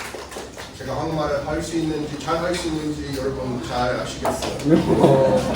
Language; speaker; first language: Korean; non-native, fluent; English